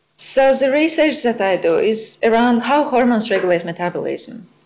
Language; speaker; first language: English; non-native, fluent; Latvian